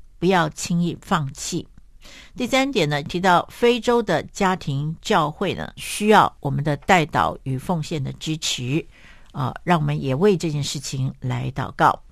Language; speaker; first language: Chinese; native; Chinese